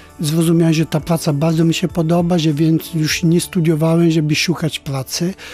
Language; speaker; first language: Polish; non-native, fluent; Italian